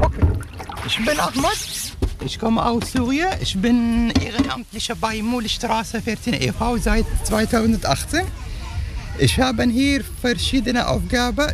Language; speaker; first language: German; non-native, learner; Arabic